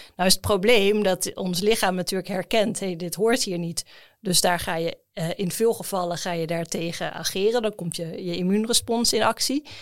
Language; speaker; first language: Dutch; native; Dutch